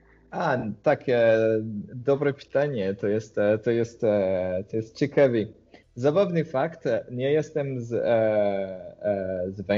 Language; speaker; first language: Polish; non-native, learner; French